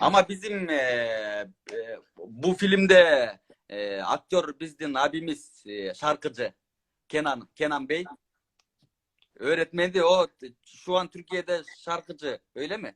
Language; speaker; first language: Turkish; non-native, learner; Kyrgyz